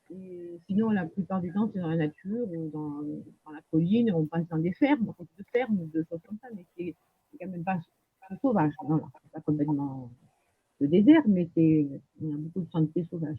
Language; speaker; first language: French; native; French